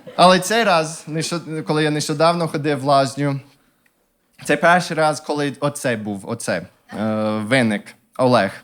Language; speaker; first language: Ukrainian; non-native, fluent; English